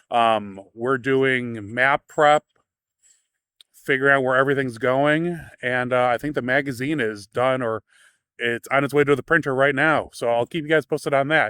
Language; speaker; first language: English; native; English